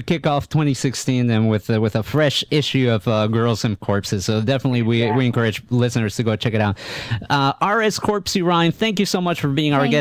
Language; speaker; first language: English; native; English